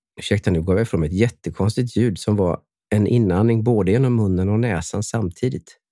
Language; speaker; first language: Swedish; native; Swedish